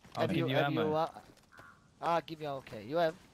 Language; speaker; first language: English; non-native, fluent; Italian